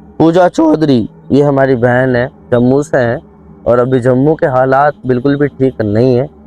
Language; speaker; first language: Hindi; native; Hindi